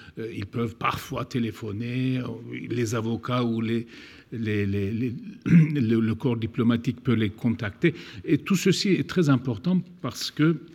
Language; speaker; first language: French; non-native, fluent; Turkish